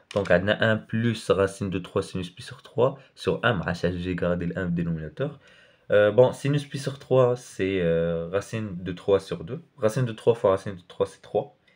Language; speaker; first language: French; non-native, local second language; Arabic